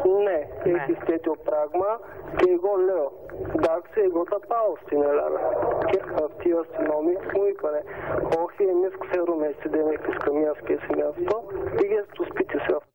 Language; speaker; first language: Greek; non-native, learner; Bulgarian